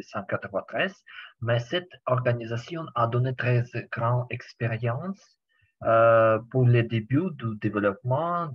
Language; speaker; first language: French; non-native, learner; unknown